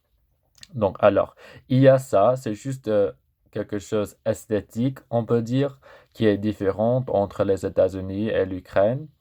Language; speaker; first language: French; non-native, fluent; English